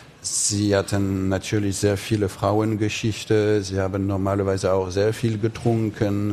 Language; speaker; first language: German; non-native, fluent; French